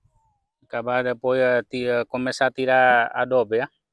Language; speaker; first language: Portuguese; non-native, learner; Vietnamese